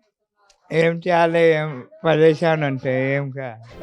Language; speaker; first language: Telugu; non-native, local second language; Urdu